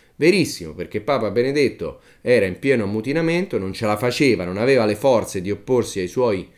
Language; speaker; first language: Italian; native; Italian